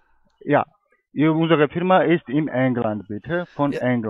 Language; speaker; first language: German; non-native, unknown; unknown